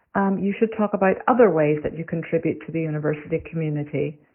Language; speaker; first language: English; native; English